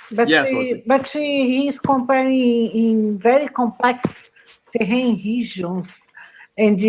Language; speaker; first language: English; non-native, fluent; Portuguese